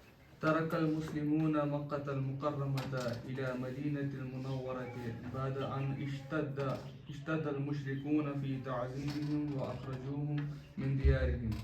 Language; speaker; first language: Arabic; non-native, learner; Urdu